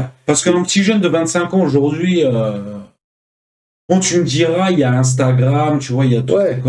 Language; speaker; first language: French; native; French